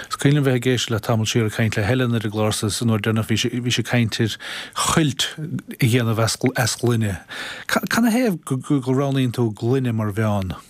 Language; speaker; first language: Irish; native; Irish